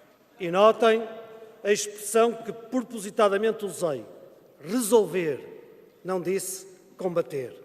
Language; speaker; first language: Portuguese; native; Portuguese